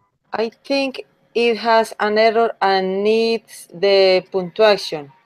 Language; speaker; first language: English; non-native, learner; Spanish